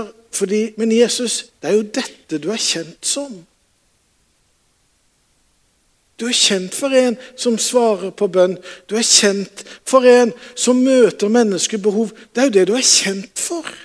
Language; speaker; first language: Norwegian; native; Norwegian